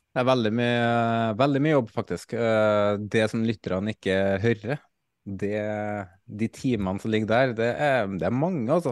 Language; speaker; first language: Norwegian; native; Norwegian